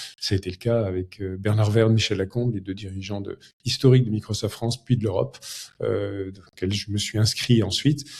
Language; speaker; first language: French; native; French